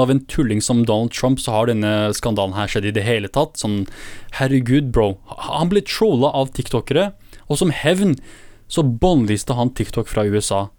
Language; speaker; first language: Norwegian; early bilingual, other home language; Kurdish